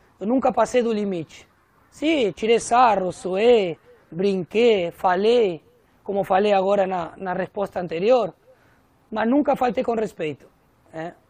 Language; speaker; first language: Portuguese; non-native, fluent; Spanish